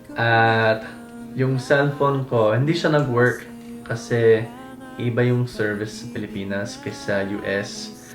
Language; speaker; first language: Filipino; non-native, fluent; English